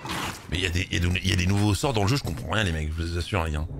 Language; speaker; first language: French; native; French